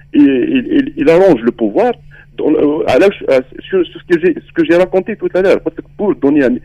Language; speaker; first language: French; non-native, local second language; Arabic